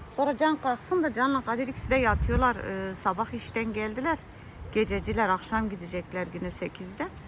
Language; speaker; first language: Turkish; early bilingual, heritage; Turkish